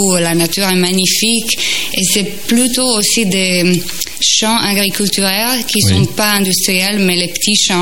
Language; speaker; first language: French; non-native, fluent; Croatian